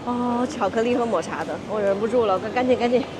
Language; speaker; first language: Chinese; native; Chinese